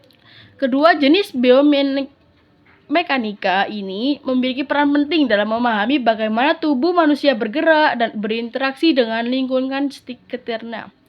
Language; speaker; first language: Indonesian; native; Indonesian